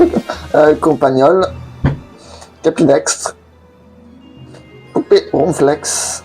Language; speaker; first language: French; native; French